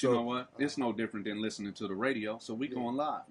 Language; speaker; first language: English; native; English